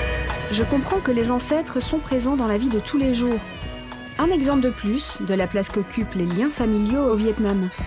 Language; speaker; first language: French; native; French